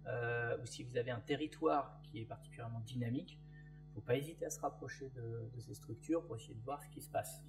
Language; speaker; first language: French; native; French